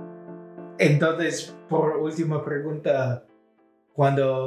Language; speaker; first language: Spanish; non-native, fluent; English